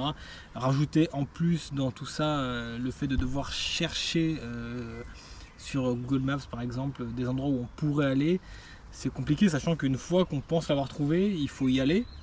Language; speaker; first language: French; native; French